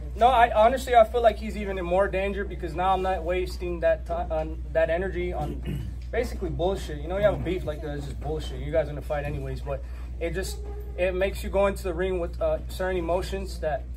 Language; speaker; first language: English; early bilingual, other home language; Spanish